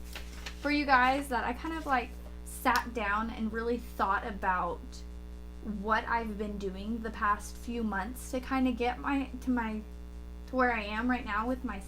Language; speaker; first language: English; native; English